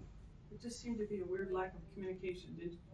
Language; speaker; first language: English; native; English